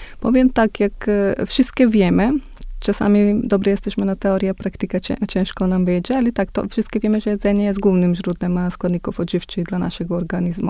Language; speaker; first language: Polish; non-native, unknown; Macedonian